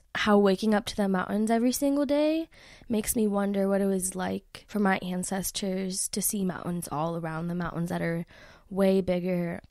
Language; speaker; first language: English; native; English